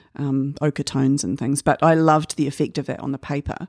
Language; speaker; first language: English; native; English